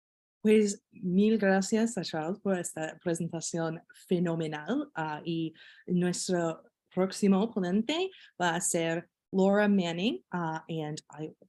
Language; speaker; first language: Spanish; non-native, fluent; English